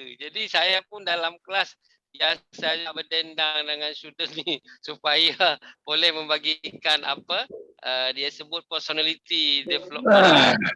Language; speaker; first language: Malay; native; Malay